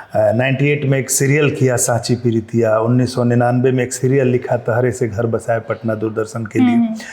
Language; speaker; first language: Hindi; non-native, local second language; Bhojpuri